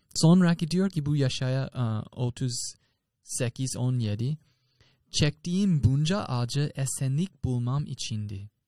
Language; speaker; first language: Turkish; non-native, fluent; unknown